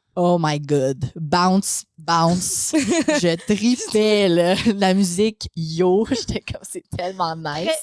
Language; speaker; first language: French; native; French